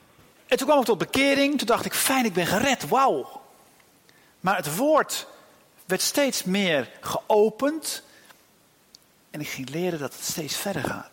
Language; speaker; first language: Dutch; native; Dutch